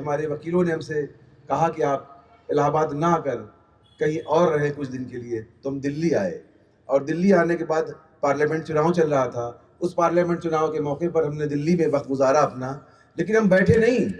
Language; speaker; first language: Hindi; native; Hindi